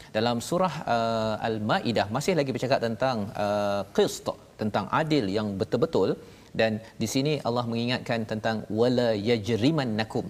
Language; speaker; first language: Malay; native; Malay